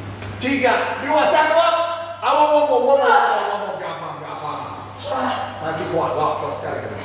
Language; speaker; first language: Indonesian; non-native, fluent; English